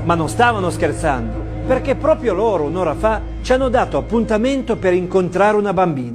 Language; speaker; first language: Italian; native; Italian